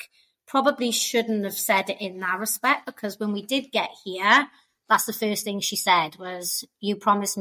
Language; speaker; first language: English; native; English